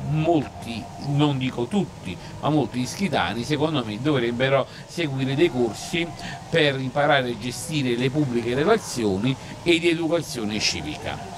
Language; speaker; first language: Italian; native; Italian